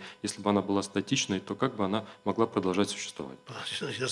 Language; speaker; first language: Russian; native; Russian